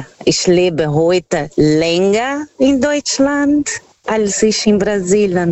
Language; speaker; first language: German; non-native, fluent; Portuguese